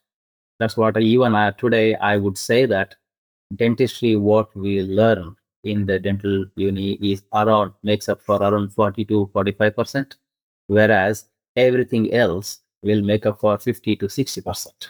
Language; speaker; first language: English; non-native, local second language; Kannada